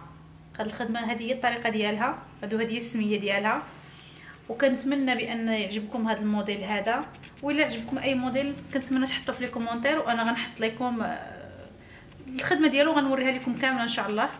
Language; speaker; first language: Arabic; native; Arabic